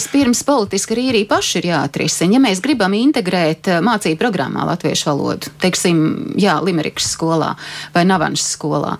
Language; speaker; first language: Latvian; native; Latvian